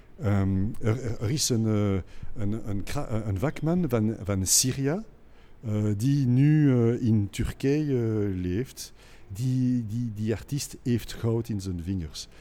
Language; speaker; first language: Dutch; non-native, local second language; French